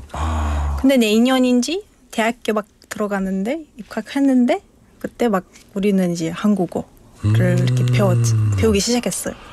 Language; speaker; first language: Korean; non-native, fluent; Uzbek